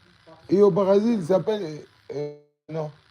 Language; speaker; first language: French; non-native, learner; Portuguese